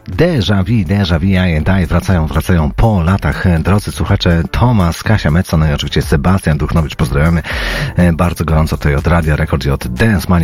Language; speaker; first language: Polish; native; Polish